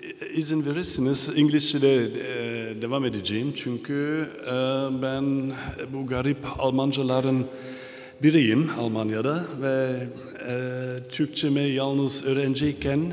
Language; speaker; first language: Turkish; non-native, learner; German